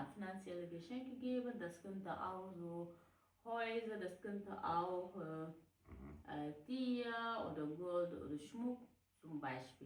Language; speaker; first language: German; non-native, fluent; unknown